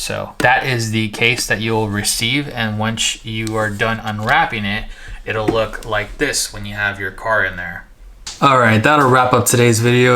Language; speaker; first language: English; native; English